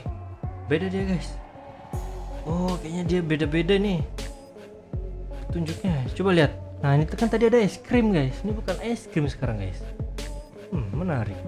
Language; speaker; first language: Indonesian; native; Indonesian